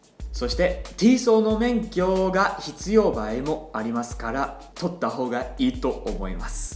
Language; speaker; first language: Japanese; non-native, fluent; English